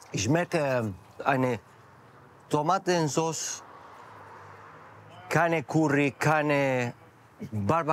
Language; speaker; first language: German; non-native, learner; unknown